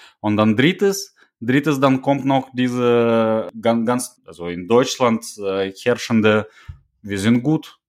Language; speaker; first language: German; non-native, fluent; Russian